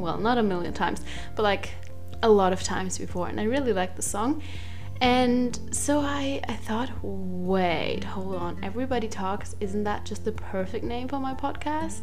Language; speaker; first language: English; non-native, fluent; German